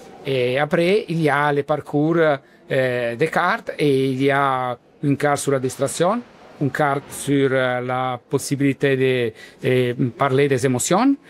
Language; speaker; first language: French; non-native, learner; Italian